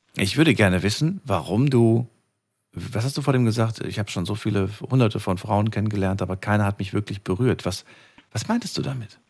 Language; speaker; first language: German; native; German